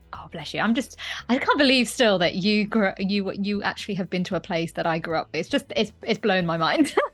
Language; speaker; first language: English; native; English